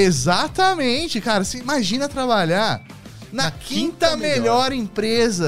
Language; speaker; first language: Portuguese; native; Portuguese